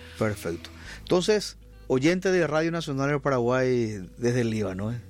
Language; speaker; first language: Spanish; native; Spanish